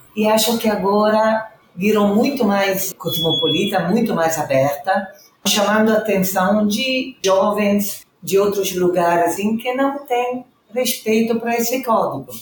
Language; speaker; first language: Portuguese; non-native, fluent; Italian